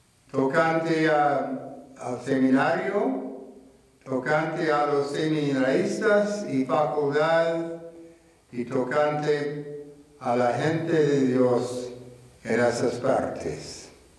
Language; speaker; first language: Spanish; non-native, fluent; English